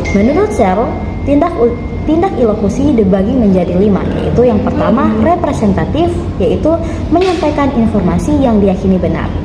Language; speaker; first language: Indonesian; native; Indonesian